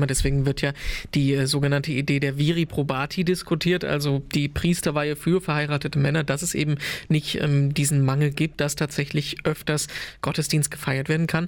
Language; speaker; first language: German; native; German